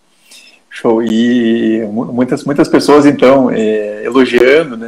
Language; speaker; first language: Portuguese; native; Portuguese